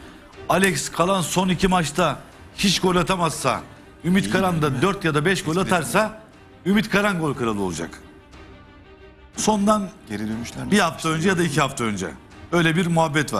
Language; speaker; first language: Turkish; native; Turkish